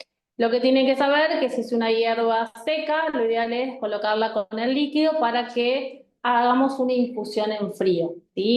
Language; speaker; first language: Spanish; native; Spanish